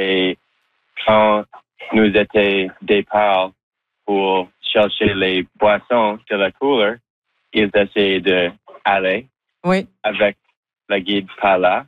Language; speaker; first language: French; non-native, learner; English